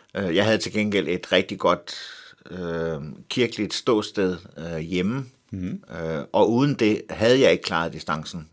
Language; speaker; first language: Danish; native; Danish